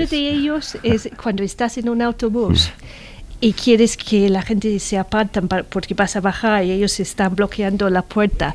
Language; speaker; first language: Spanish; non-native, fluent; English